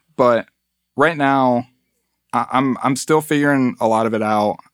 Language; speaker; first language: English; early bilingual, other home language; Spanish